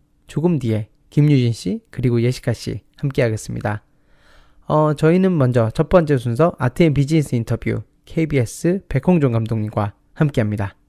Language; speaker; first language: Korean; native; Korean